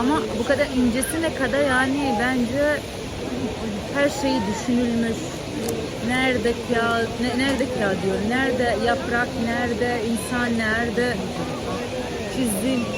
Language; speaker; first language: Turkish; non-native, fluent; Albanian